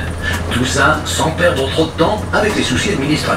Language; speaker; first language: French; native; French